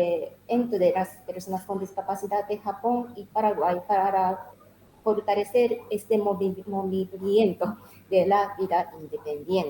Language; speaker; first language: Spanish; non-native, learner; Japanese